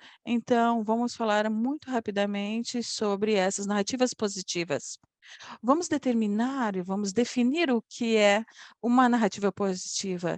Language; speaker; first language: Portuguese; non-native, fluent; Polish